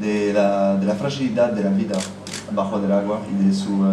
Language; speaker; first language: Spanish; non-native, fluent; French